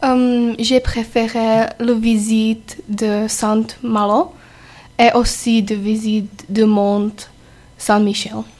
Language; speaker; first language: French; non-native, learner; Czech